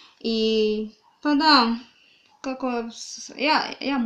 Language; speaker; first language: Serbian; non-native, learner; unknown